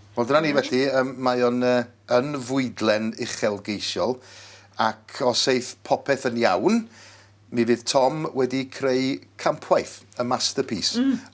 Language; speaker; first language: Welsh; native; Welsh